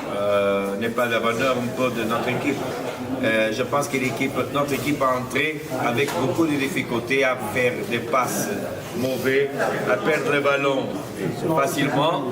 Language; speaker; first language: French; non-native, fluent; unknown